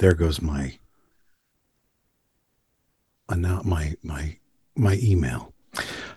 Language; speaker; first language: English; native; English